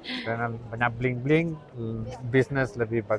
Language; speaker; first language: Indonesian; non-native, learner; Spanish